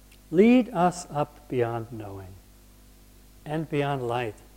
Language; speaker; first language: English; native; English